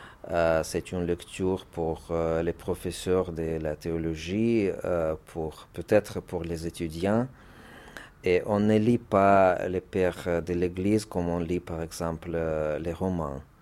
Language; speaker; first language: French; non-native, fluent; Russian